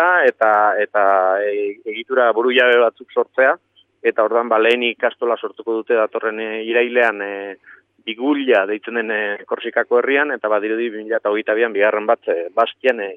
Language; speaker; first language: Basque; native; Basque